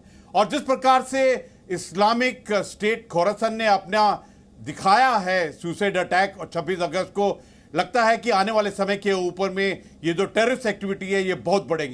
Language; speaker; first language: Hindi; native; Hindi